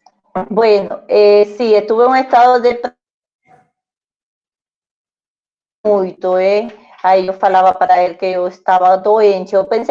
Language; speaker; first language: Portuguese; non-native, learner; Spanish